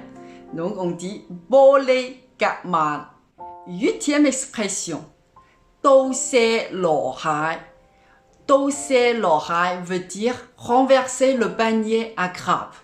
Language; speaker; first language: French; non-native, fluent; Cantonese